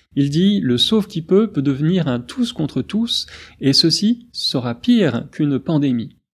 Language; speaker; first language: French; native; French